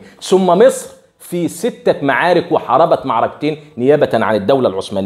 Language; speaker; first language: Arabic; native; Arabic